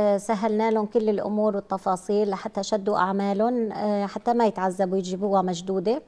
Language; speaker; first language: Arabic; native; Arabic